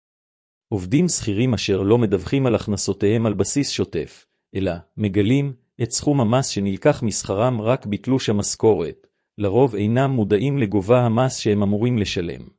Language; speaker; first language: Hebrew; native; Hebrew